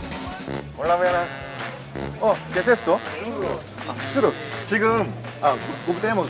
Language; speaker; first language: Spanish; non-native, learner; Korean